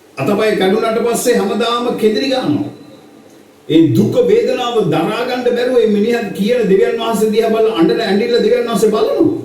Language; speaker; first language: Sinhala; native; Sinhala